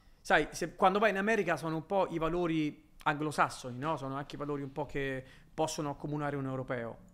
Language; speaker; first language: Italian; native; Italian